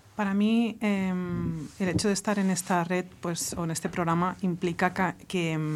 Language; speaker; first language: Spanish; native; Spanish